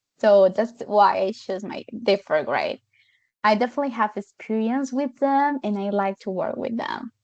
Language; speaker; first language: English; non-native, fluent; Spanish